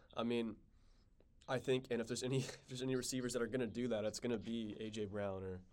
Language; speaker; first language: English; native; English